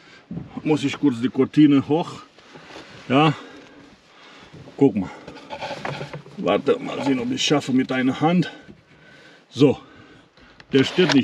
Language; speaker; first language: German; non-native, learner; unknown